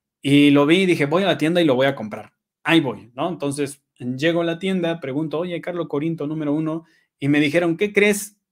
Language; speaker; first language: Spanish; native; Spanish